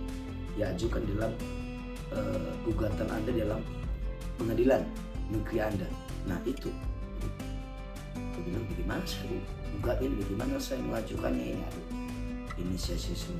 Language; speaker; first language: Indonesian; native; Indonesian